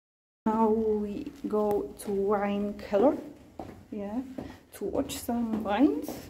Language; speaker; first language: English; non-native, learner; Slovak